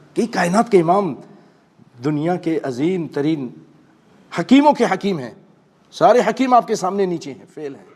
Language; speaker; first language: Urdu; native; Urdu